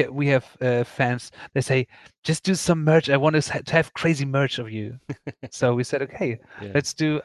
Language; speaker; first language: English; non-native, fluent; German